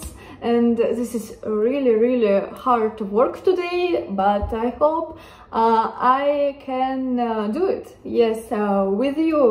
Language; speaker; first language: English; non-native, learner; Russian